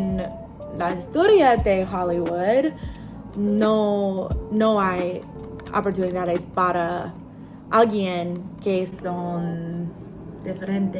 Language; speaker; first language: Spanish; non-native, learner; English